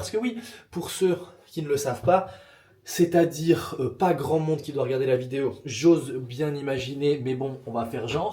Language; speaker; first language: French; native; French